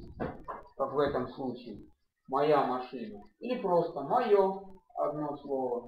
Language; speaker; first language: Russian; native; Russian